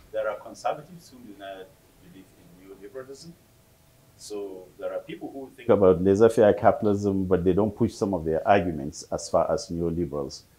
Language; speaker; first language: English; non-native, local second language; Hausa